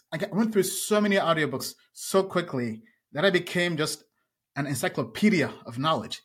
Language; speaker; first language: English; early bilingual, other home language; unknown